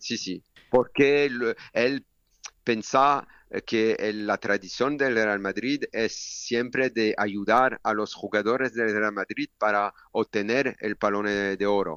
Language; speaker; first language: Spanish; non-native, learner; French